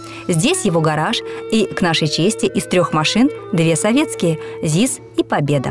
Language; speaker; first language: Russian; native; Russian